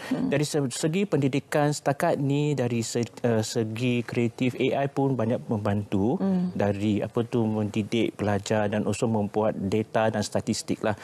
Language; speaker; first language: Malay; native; Malay